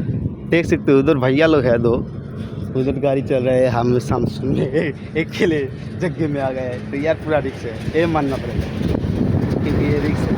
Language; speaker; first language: Hindi; non-native, local second language; Bangla